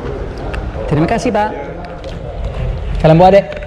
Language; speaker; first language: Indonesian; non-native, learner; English